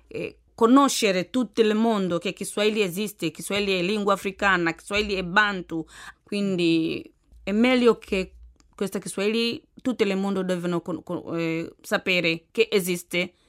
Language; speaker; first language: Italian; non-native, fluent; Swahili